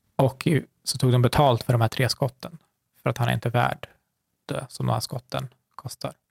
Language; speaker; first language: Swedish; early bilingual, other home language; Kurdish